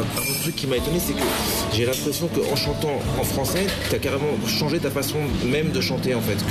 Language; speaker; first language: French; native; French